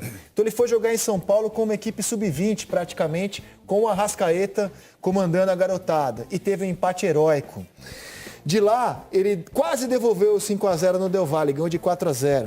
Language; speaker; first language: Portuguese; native; Portuguese